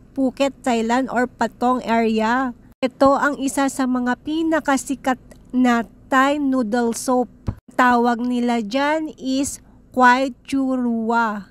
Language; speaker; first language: Filipino; non-native, local second language; Iloko